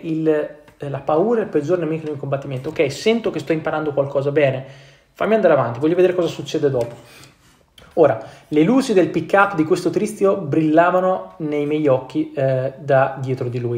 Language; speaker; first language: Italian; native; Italian